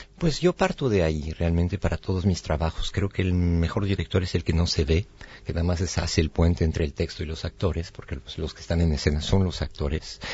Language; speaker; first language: Spanish; non-native, fluent; French